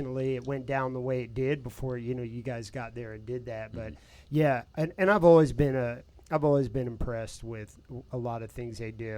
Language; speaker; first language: English; native; English